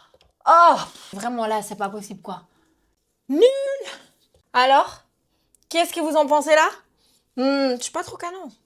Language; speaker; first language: French; native; French